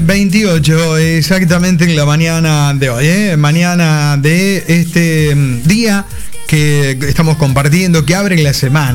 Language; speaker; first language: Spanish; native; Spanish